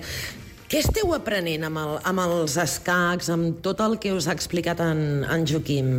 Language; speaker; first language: Catalan; native; Catalan